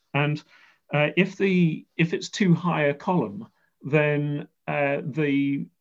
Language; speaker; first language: English; native; English